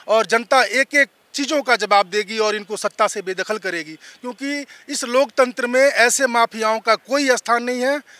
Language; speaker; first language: Hindi; native; Hindi